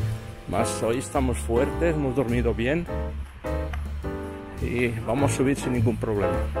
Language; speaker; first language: Spanish; non-native, fluent; Portuguese